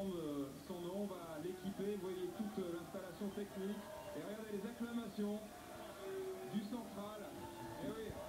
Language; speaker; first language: French; native; French